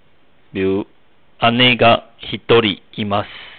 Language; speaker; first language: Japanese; non-native, fluent; Chinese